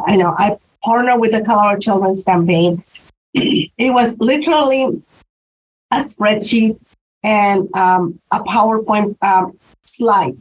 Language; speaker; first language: English; non-native, fluent; Spanish